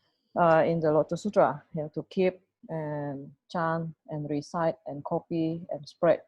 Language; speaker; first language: English; non-native, fluent; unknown